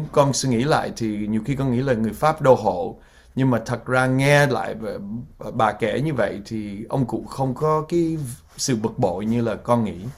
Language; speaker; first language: Vietnamese; early bilingual, heritage; Vietnamese